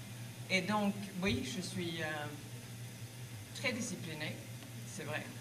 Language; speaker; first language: French; non-native, fluent; Swedish